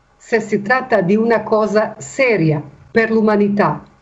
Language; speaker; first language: Italian; non-native, fluent; Bosnian